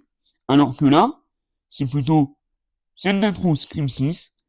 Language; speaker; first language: French; native; French